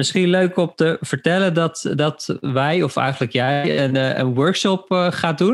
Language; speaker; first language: Dutch; native; Dutch